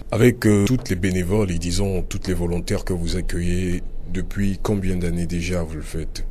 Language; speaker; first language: French; non-native, local second language; Ewe